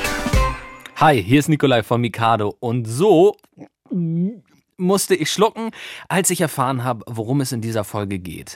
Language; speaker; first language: German; native; German